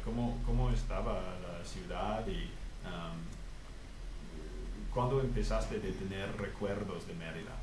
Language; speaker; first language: Spanish; non-native, fluent; English